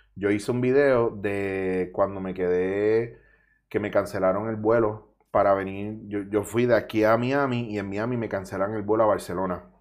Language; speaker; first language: Spanish; native; Spanish